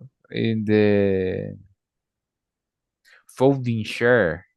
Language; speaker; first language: English; non-native, learner; Portuguese